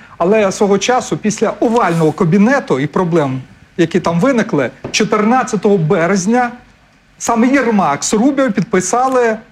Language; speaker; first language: Ukrainian; non-native, local second language; Russian